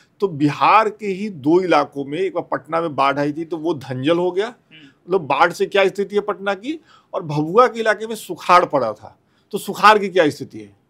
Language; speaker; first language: Hindi; non-native, local second language; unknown